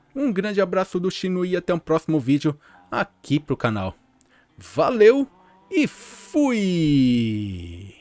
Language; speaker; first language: Portuguese; native; Portuguese